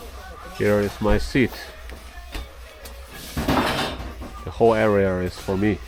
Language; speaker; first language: English; non-native, fluent; Chinese